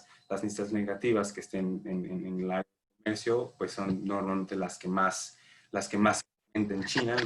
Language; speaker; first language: Spanish; native; Spanish